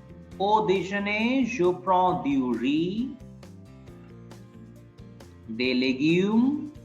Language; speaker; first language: French; non-native, fluent; Bangla